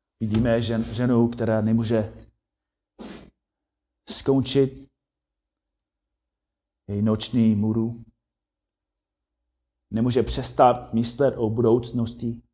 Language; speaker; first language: Czech; non-native, fluent; English